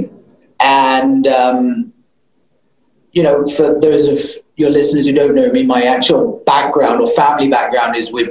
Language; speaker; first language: English; native; English